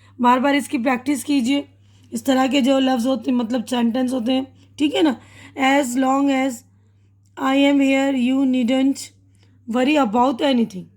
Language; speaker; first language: Urdu; native; Urdu